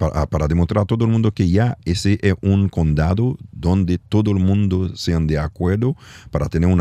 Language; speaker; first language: Spanish; non-native, learner; French